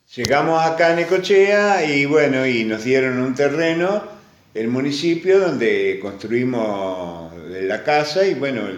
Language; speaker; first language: Spanish; early bilingual, other home language; Greek